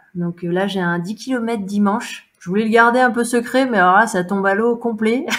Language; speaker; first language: French; native; French